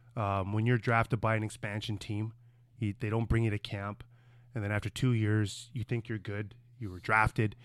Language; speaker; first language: English; native; English